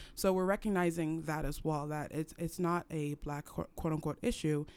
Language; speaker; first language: English; non-native, local second language; French